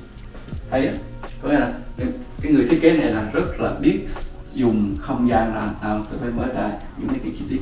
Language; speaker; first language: Vietnamese; native; Vietnamese